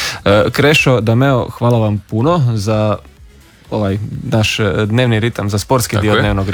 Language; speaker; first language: Serbian; native; Serbian